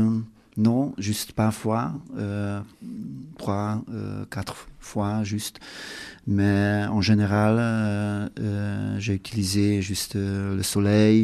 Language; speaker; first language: French; non-native, learner; Hungarian